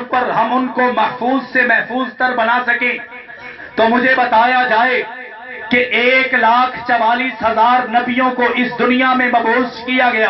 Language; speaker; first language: Urdu; non-native, local second language; Punjabi